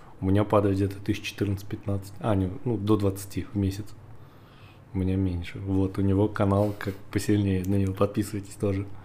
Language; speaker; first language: Russian; native; Russian